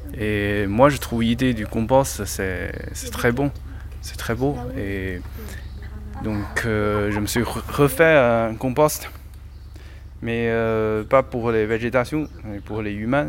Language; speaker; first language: French; non-native, learner; Chinese